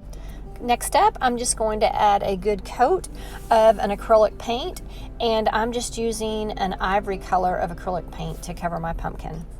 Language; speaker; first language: English; native; English